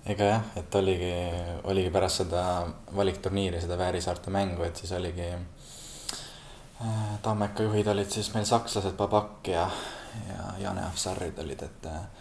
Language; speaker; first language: Estonian; native; Estonian